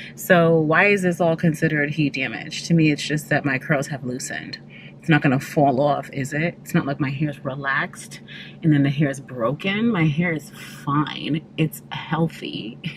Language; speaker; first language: English; native; English